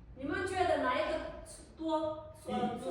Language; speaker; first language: Chinese; non-native, fluent; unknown